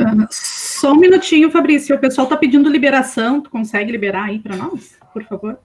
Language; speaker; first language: Portuguese; native; Portuguese